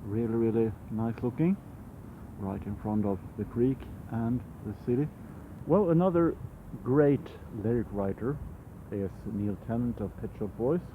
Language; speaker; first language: English; non-native, fluent; Swedish